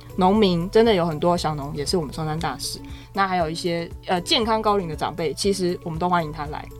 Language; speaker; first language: Chinese; native; Chinese